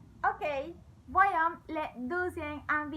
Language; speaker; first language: French; non-native, learner; Spanish